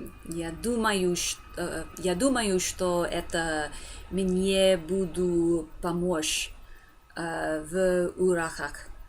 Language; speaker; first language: Russian; non-native, learner; English